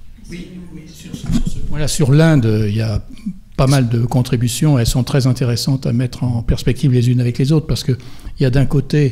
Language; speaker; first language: French; native; French